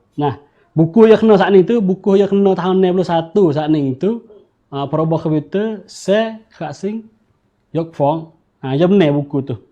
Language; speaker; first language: Malay; native; Malay